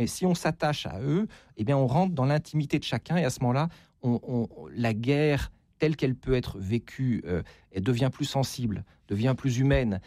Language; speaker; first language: French; native; French